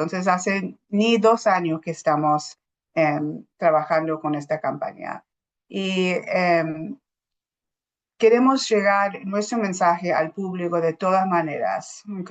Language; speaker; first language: Spanish; non-native, fluent; English